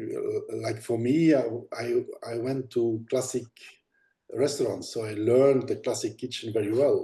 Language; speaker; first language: English; non-native, fluent; Dutch